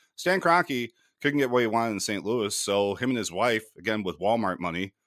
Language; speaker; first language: English; native; English